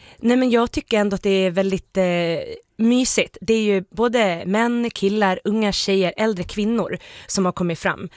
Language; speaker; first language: Swedish; native; Swedish